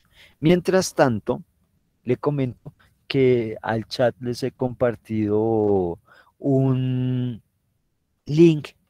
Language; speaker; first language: Spanish; native; Spanish